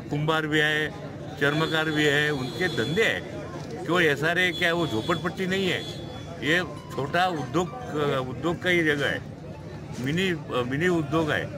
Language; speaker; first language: Hindi; non-native, local second language; Marathi